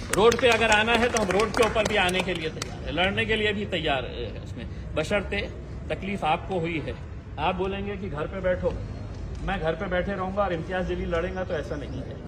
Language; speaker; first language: Hindi; non-native, local second language; Marathi